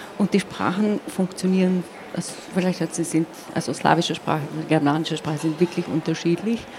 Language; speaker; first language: German; non-native, local second language; Slovenian